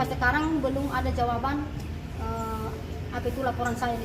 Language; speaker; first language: Indonesian; non-native, local second language; Nias